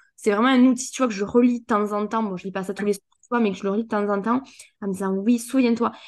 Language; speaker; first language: French; native; French